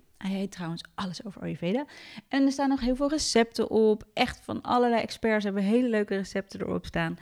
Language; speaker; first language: Dutch; native; Dutch